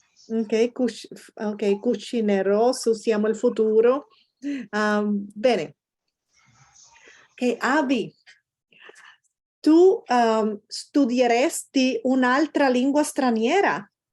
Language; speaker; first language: Italian; non-native, fluent; Spanish